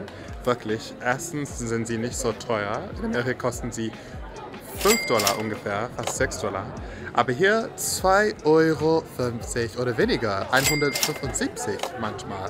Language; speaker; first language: German; non-native, learner; English